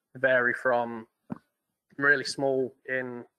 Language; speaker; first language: English; native; English